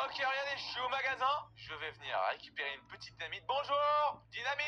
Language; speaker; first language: French; native; French